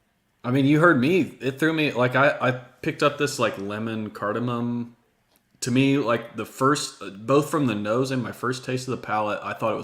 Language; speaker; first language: English; native; English